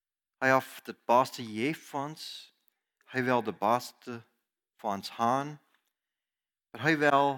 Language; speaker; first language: German; non-native, learner; Plautdietsch